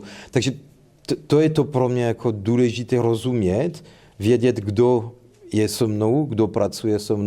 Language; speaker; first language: Czech; non-native, fluent; French